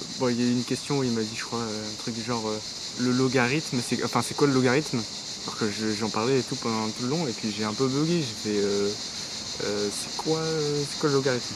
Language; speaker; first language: French; native; French